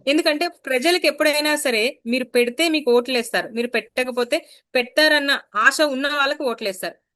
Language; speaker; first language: Telugu; native; Telugu